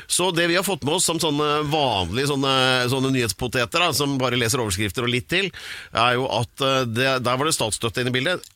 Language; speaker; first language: Norwegian; native; Norwegian